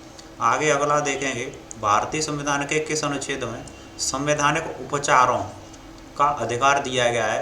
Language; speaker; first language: Hindi; native; Hindi